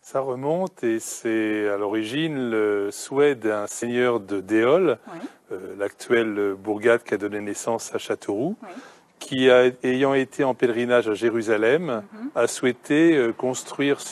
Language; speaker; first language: French; native; French